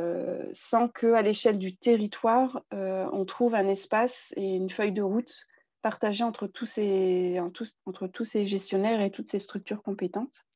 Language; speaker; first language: French; native; French